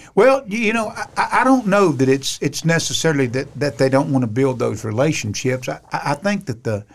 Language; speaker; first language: English; native; English